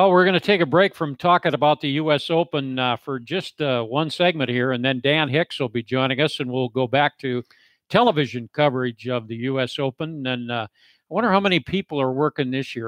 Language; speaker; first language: English; native; English